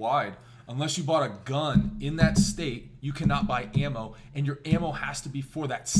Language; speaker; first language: English; native; English